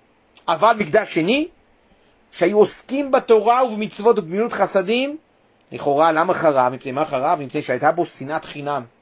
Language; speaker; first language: Hebrew; native; Hebrew